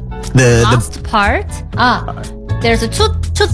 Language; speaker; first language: English; non-native, learner; Indonesian